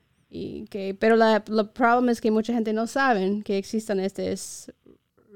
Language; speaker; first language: Spanish; non-native, fluent; English